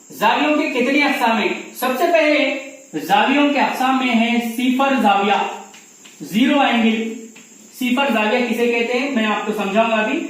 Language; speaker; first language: Urdu; native; Urdu